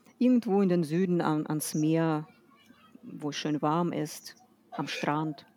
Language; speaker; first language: German; non-native, fluent; Russian